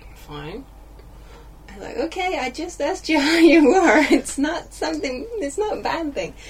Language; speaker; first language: English; non-native, fluent; Swedish